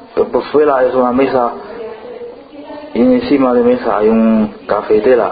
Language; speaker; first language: Spanish; non-native, learner; Chinese